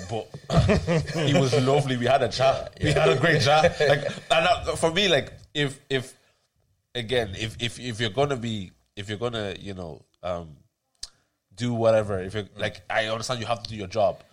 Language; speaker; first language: English; native; English